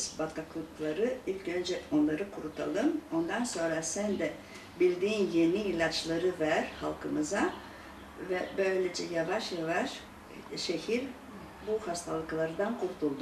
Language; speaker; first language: Turkish; non-native, local second language; Greek